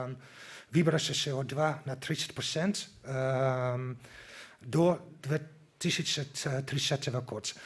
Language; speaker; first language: Russian; non-native, learner; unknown